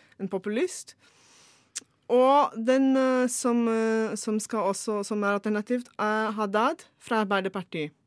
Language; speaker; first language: Norwegian; non-native, fluent; Portuguese